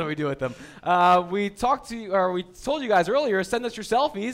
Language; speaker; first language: English; native; English